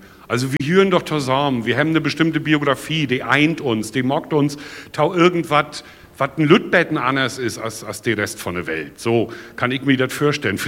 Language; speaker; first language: German; native; German